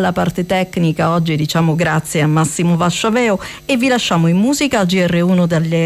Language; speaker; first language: Italian; native; Italian